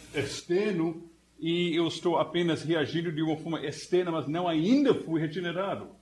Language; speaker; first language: Portuguese; non-native, fluent; English